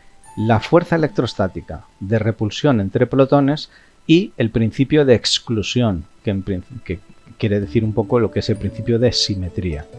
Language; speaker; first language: Spanish; native; Spanish